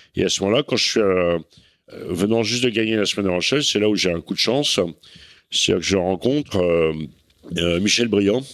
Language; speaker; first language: French; native; French